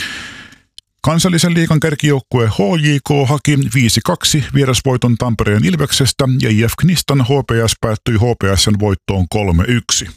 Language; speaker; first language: Finnish; native; Finnish